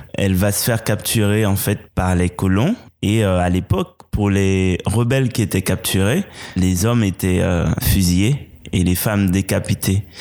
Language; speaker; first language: French; non-native, local second language; Haitian Creole